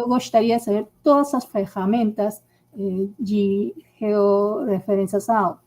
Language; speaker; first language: Portuguese; non-native, learner; Spanish